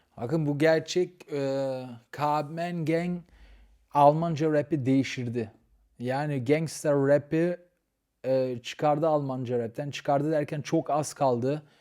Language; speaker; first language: Turkish; early bilingual, heritage; Turkish